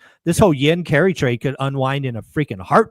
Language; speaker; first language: English; native; English